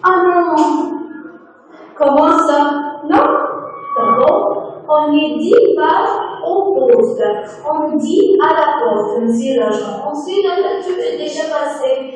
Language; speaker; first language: French; non-native, learner; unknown